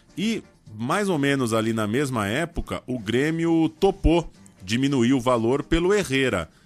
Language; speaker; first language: Portuguese; native; Portuguese